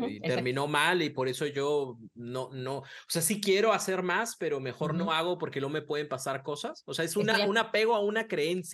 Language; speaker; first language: Spanish; native; Spanish